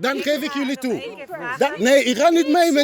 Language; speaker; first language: Dutch; non-native, learner; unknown